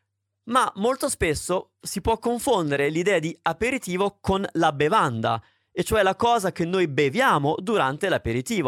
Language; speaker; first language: Italian; native; Italian